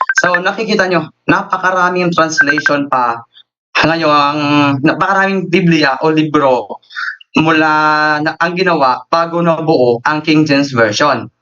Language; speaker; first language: Filipino; native; Filipino